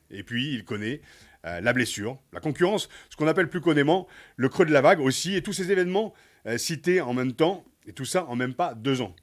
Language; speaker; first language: French; native; French